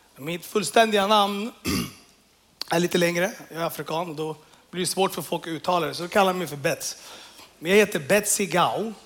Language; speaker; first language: Swedish; early bilingual, other home language; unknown